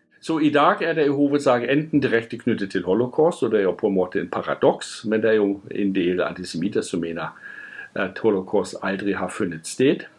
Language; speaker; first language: Norwegian; non-native, fluent; German